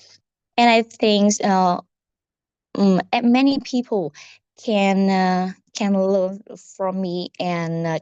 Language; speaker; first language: English; non-native, learner; Vietnamese